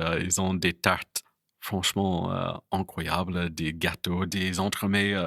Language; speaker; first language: French; non-native, fluent; English